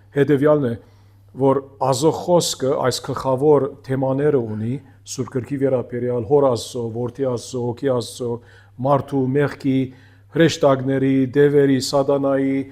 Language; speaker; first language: Armenian; early bilingual, heritage; Armenian